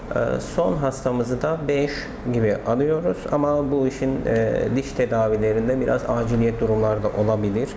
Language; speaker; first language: Turkish; native; Turkish